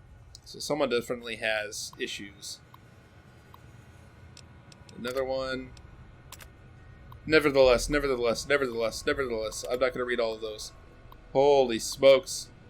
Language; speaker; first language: English; native; English